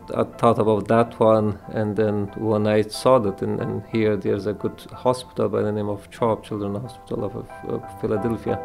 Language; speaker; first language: English; non-native, fluent; Persian